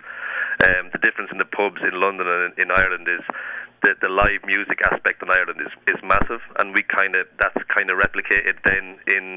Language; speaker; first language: English; native; English